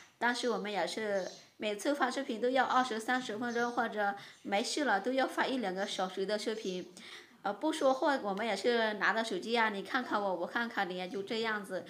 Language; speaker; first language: Chinese; non-native, fluent; Lao